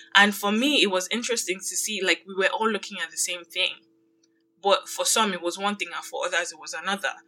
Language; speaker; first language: English; non-native, local second language; Yoruba